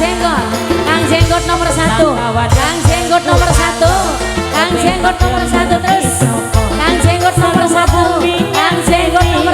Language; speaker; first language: Indonesian; non-native, local second language; Javanese